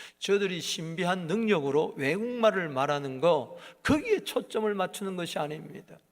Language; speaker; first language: Korean; native; Korean